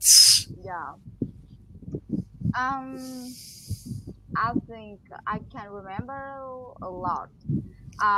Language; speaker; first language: English; non-native, learner; Vietnamese